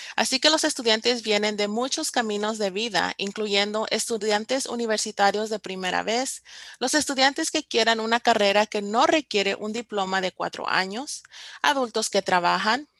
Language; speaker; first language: Spanish; early bilingual, heritage; Spanish